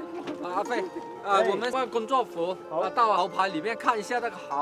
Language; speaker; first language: Chinese; non-native, local second language; Cantonese